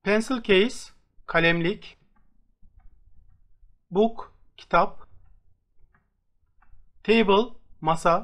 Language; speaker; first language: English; non-native, fluent; Turkish